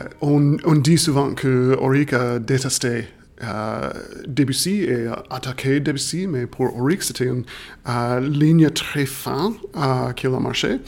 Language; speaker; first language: French; non-native, fluent; English